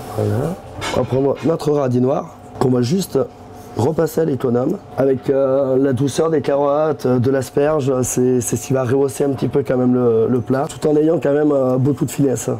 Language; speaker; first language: French; native; French